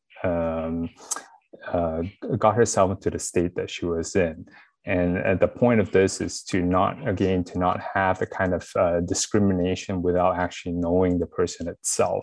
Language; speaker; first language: English; non-native, local second language; Chinese